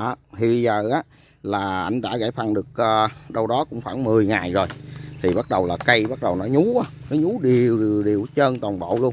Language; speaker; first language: Vietnamese; native; Vietnamese